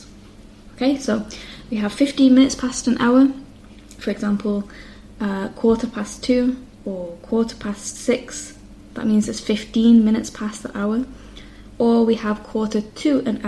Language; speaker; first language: English; native; English